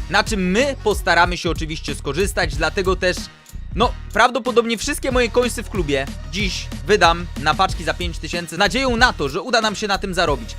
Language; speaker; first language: Polish; native; Polish